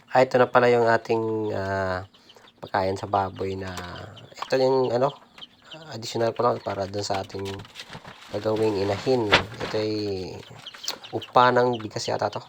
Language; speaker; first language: Filipino; non-native, local second language; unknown